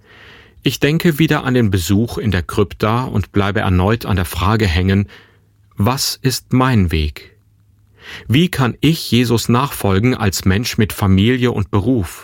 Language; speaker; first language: German; native; German